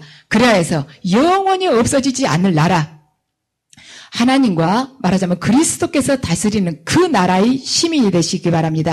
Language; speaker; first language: Korean; native; Korean